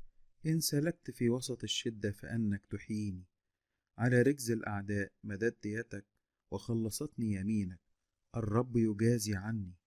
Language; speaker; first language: Arabic; native; Arabic